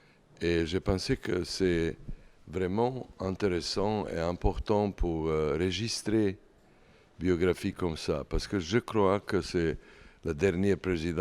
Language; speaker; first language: French; non-native, learner; Serbian